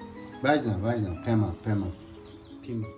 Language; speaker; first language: Russian; non-native, learner; Turkish